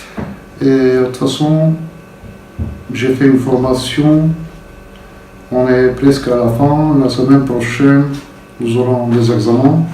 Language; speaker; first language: French; non-native, fluent; Bulgarian